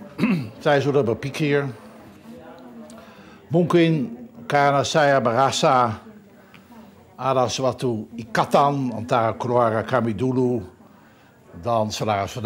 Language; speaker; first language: Indonesian; non-native, fluent; Dutch